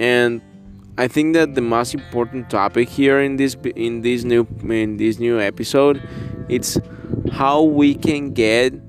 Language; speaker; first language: English; non-native, learner; Spanish